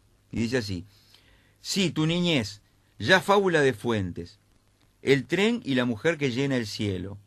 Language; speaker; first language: Spanish; native; Spanish